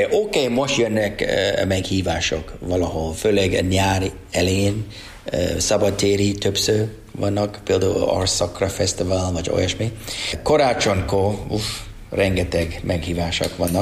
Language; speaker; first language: Hungarian; non-native, learner; English